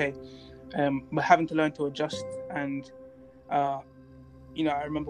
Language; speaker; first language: English; non-native, local second language; Tswana